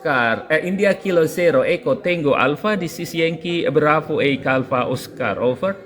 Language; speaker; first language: English; non-native, local second language; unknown